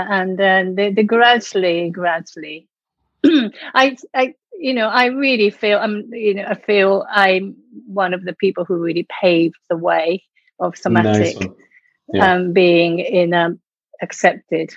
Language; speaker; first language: English; non-native, fluent; Japanese